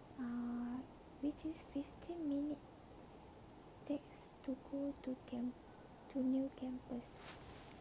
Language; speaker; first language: English; non-native, learner; Malay